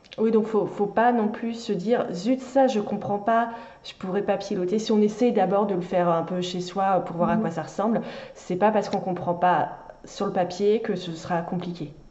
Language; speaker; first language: French; native; French